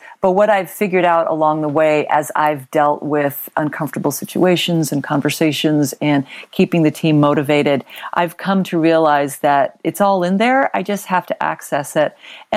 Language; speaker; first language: English; native; English